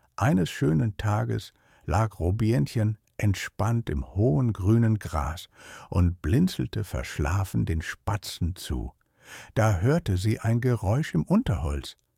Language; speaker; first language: German; native; German